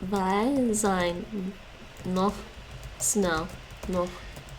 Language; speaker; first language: Dutch; non-native, learner; English